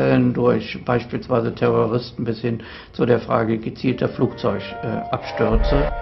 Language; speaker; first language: German; native; German